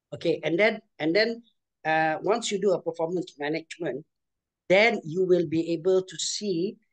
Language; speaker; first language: English; non-native, local second language; Malay